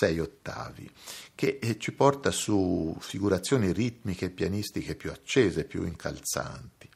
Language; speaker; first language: Italian; native; Italian